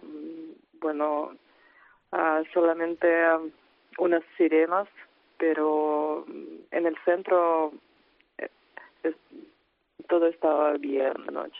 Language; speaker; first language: Spanish; non-native, fluent; Ukrainian